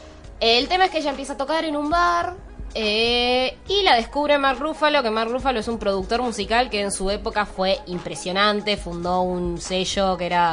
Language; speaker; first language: Spanish; native; Spanish